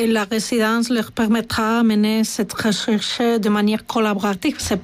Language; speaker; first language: French; non-native, fluent; Spanish